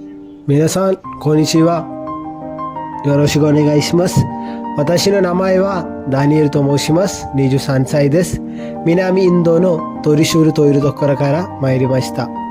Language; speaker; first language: Japanese; non-native, learner; Malayalam